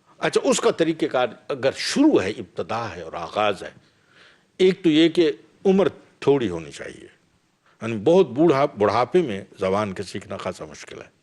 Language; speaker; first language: Urdu; non-native, local second language; Punjabi